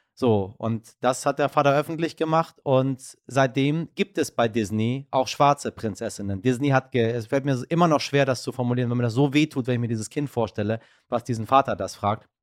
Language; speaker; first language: German; early bilingual, other home language; Persian